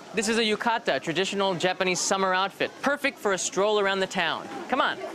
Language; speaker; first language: English; native; English